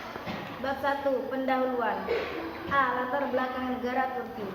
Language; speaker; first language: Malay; non-native, local second language; Madurese